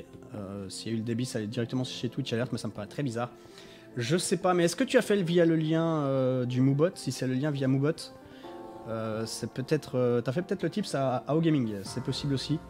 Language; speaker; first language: French; native; French